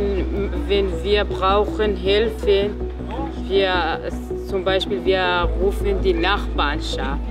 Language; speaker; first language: German; non-native, learner; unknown